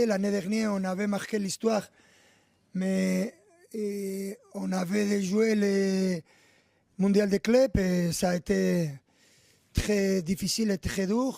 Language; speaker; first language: French; non-native, learner; Spanish